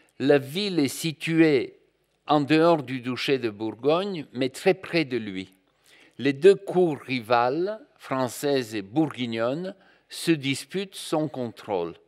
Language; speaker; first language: French; non-native, fluent; Bulgarian